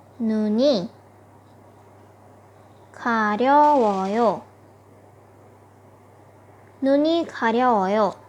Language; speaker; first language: Korean; non-native, fluent; Thai